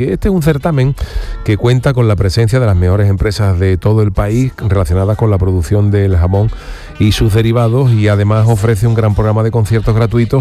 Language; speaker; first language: Spanish; native; Spanish